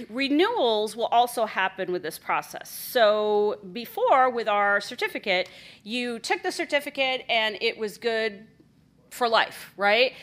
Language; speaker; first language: English; native; English